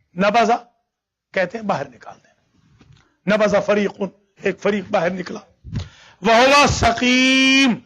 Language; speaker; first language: Urdu; native; Urdu